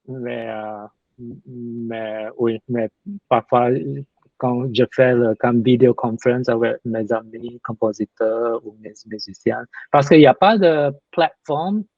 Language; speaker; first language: French; non-native, learner; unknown